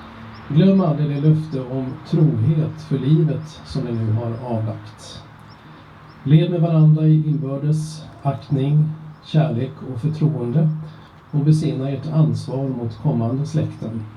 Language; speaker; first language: Swedish; native; Swedish